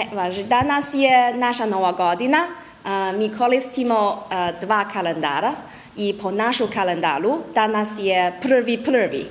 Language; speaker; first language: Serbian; non-native, learner; Chinese